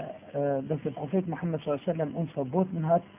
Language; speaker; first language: German; non-native, fluent; Arabic